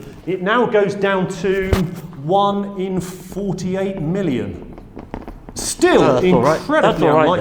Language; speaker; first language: English; native; English